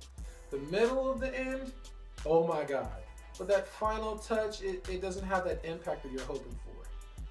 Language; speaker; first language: English; native; English